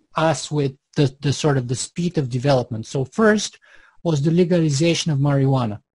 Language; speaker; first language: English; non-native, fluent; Bulgarian